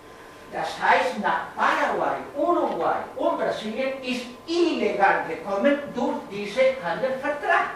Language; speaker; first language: German; non-native, fluent; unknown